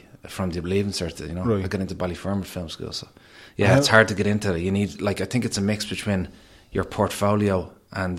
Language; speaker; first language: English; native; English